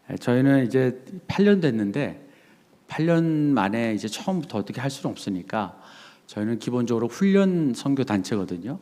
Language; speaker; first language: Korean; native; Korean